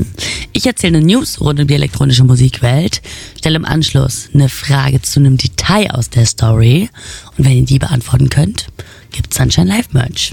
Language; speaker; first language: German; native; German